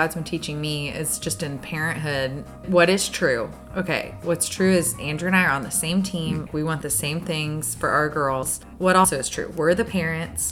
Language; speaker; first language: English; native; English